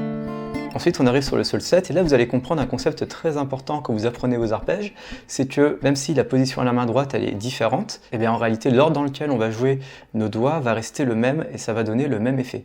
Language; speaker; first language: French; native; French